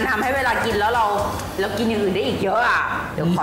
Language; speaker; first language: Thai; native; Thai